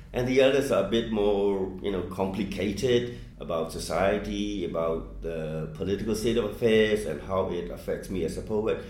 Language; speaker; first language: English; non-native, fluent; Burmese